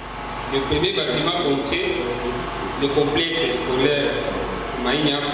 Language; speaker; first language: French; non-native, local second language; Swahili